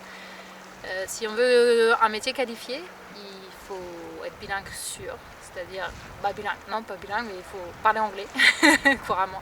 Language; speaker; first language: French; native; French